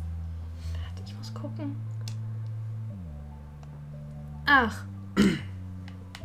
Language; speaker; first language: German; early bilingual, other home language; Turkish